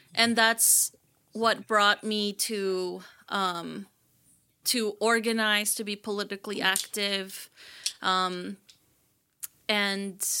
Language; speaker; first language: English; early bilingual, other home language; Spanish